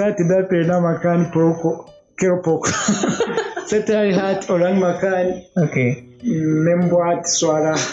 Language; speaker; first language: Indonesian; non-native, learner; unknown